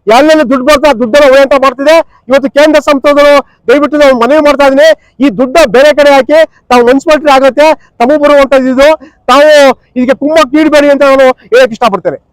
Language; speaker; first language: Kannada; native; Kannada